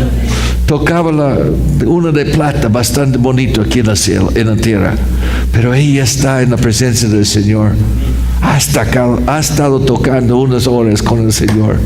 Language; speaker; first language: Spanish; non-native, fluent; English